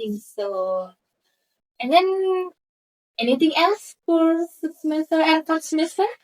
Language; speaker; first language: English; non-native, learner; Indonesian